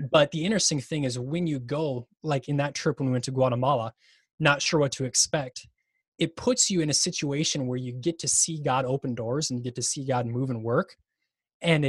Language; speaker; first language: English; native; English